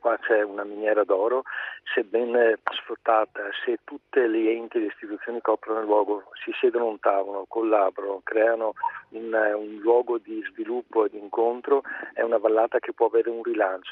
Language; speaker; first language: Italian; native; Italian